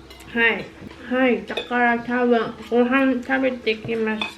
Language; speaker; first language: Japanese; non-native, learner; Korean